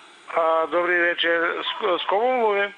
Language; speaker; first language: Czech; non-native, learner; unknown